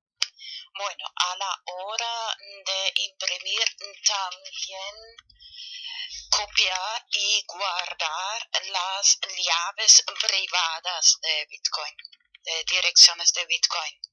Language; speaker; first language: Spanish; non-native, fluent; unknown